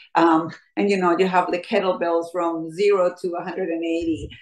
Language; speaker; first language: English; non-native, fluent; Spanish